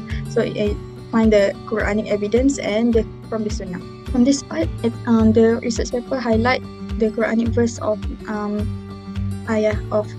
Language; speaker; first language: English; non-native, local second language; Malay